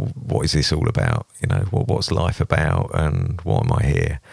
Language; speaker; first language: English; native; English